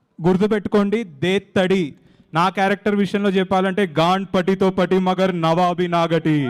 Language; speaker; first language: Telugu; native; Telugu